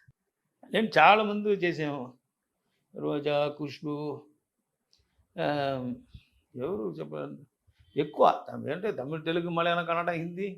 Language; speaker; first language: Telugu; non-native, learner; Tamil